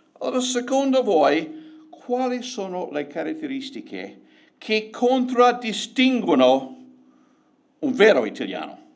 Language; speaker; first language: Italian; non-native, fluent; English